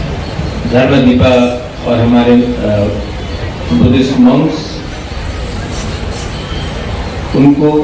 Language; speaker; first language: Hindi; non-native, local second language; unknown